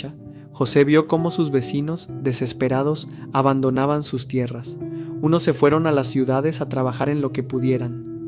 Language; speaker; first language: Spanish; native; Spanish